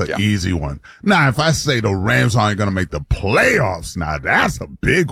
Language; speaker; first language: English; native; English